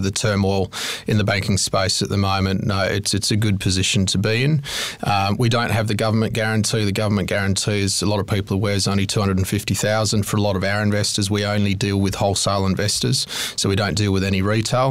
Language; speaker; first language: English; native; English